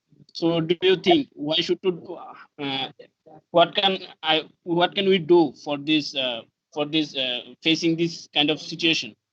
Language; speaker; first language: English; non-native, learner; Bangla